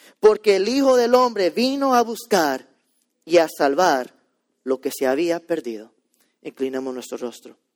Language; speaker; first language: Spanish; early bilingual, heritage; Spanish